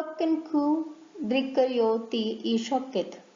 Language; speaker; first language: Swedish; non-native, learner; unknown